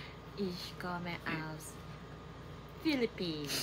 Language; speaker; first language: German; non-native, learner; Filipino